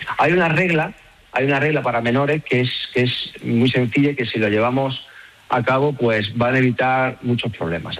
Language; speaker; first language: Spanish; native; Spanish